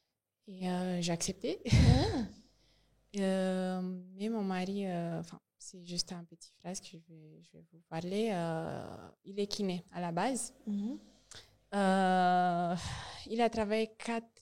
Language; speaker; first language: French; non-native, learner; Romanian